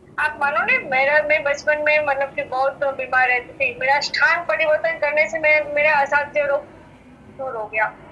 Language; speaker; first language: Hindi; native; Hindi